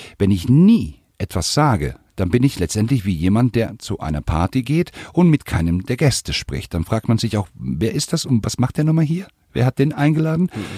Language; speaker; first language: German; non-native, fluent; Spanish